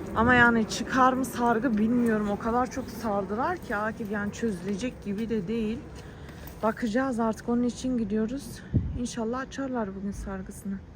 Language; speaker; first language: Turkish; early bilingual, heritage; Turkish